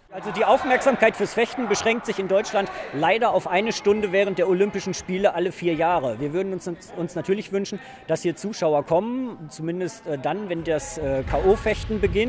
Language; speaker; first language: German; native; German